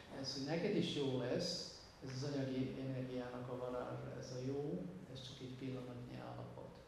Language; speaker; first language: Hungarian; native; Hungarian